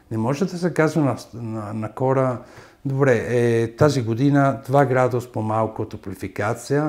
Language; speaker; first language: Bulgarian; non-native, fluent; Italian